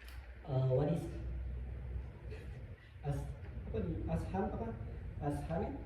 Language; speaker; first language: English; non-native, learner; Indonesian